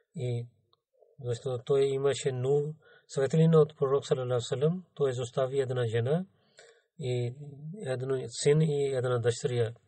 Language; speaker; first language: Bulgarian; non-native, fluent; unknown